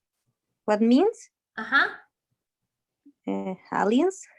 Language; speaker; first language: English; non-native, learner; Spanish